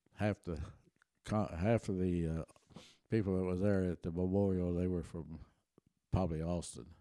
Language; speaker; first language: English; early bilingual, other home language; German